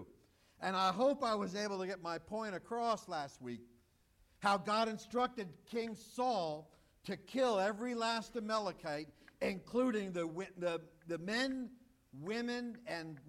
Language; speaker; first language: English; native; English